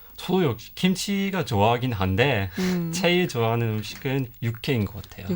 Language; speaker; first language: Korean; non-native, fluent; English